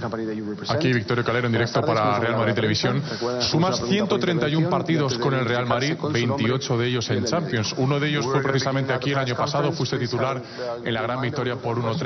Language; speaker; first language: Spanish; native; Spanish